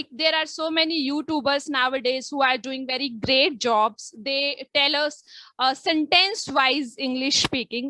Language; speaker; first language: English; non-native, local second language; Hindi